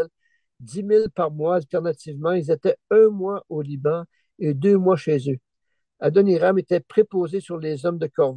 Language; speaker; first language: French; native; French